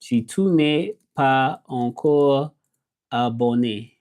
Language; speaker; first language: French; non-native, learner; English